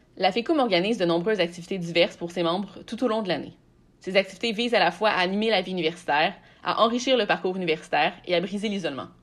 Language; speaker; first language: French; native; French